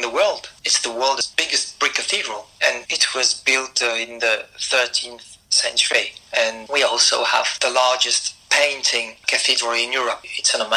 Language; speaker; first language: English; non-native, fluent; French